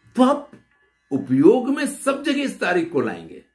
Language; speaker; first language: Hindi; native; Hindi